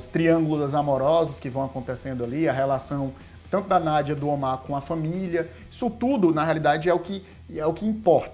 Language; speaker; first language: Portuguese; native; Portuguese